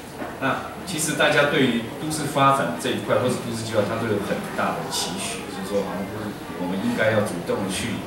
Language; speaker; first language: Chinese; native; Chinese